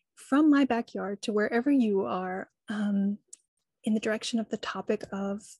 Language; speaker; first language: English; native; English